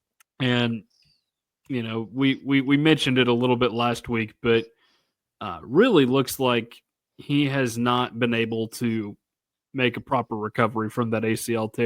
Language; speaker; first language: English; native; English